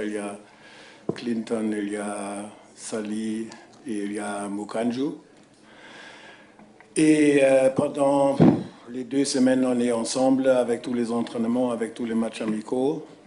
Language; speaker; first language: French; non-native, fluent; German